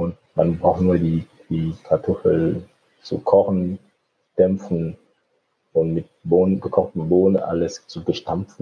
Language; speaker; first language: German; non-native, fluent; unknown